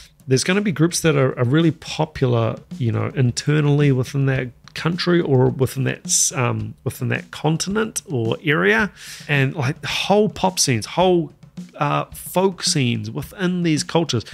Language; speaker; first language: English; native; English